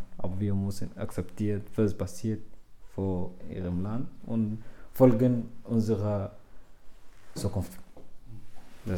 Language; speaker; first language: German; non-native, learner; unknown